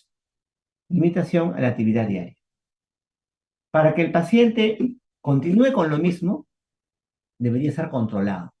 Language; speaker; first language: Spanish; native; Spanish